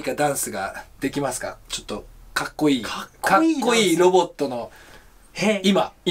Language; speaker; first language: Japanese; native; Japanese